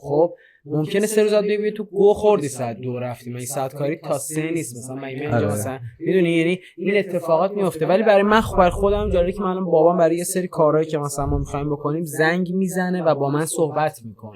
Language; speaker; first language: Persian; native; Persian